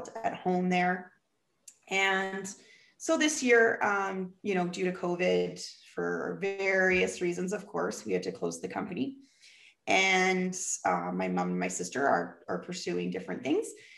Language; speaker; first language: English; native; English